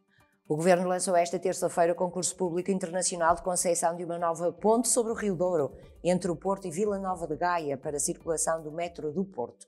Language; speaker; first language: Portuguese; native; Portuguese